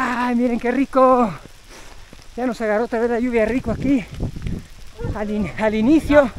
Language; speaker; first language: Spanish; native; Spanish